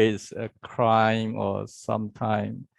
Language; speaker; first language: English; non-native, learner; Burmese